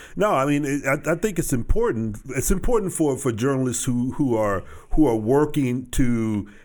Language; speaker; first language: English; native; English